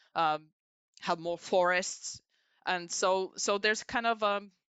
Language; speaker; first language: English; non-native, fluent; Finnish